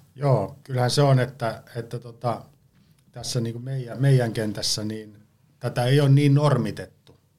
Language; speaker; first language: Finnish; native; Finnish